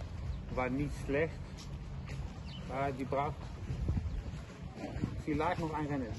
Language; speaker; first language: German; non-native, learner; Dutch